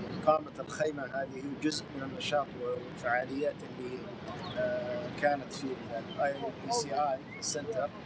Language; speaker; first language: Arabic; native; Arabic